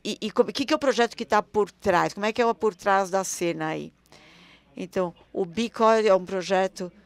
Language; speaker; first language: Portuguese; non-native, fluent; German